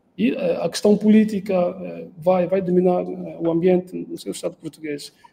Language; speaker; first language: Portuguese; native; Portuguese